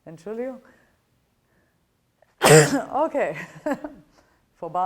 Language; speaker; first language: German; non-native, fluent; English